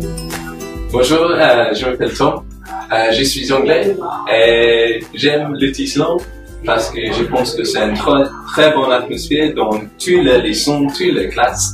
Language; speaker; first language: French; non-native, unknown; English